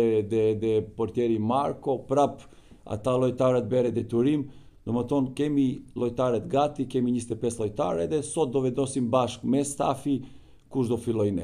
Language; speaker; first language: Albanian; non-native, learner; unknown